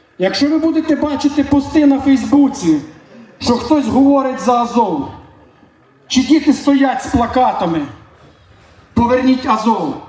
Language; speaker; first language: Ukrainian; native; Ukrainian